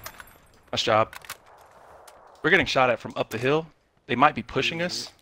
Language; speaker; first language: English; native; English